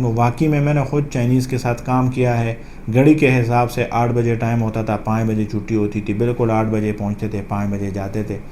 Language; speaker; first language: Urdu; non-native, local second language; Pashto